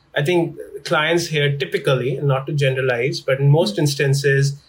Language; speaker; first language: English; non-native, local second language; Hindi